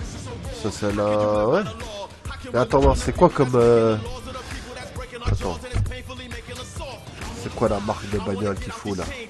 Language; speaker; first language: French; native; French